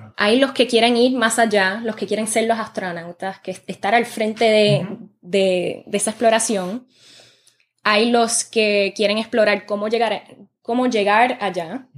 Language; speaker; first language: Spanish; early bilingual, heritage; Spanish